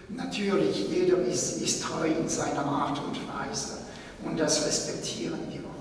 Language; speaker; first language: German; non-native, fluent; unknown